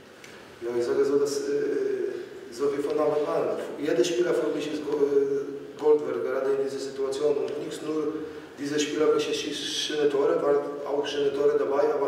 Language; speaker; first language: German; non-native, fluent; Polish